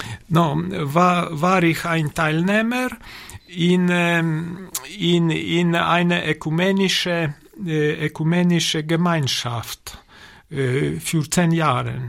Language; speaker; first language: German; non-native, learner; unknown